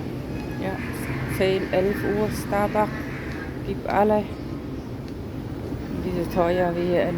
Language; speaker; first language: German; non-native, learner; Khmer